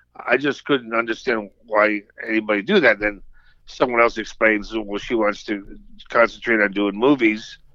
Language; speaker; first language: English; native; English